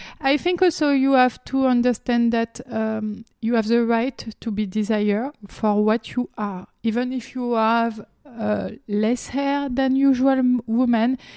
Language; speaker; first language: English; non-native, learner; French